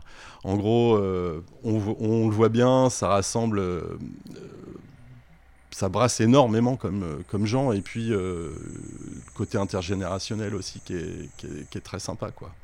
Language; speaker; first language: French; native; French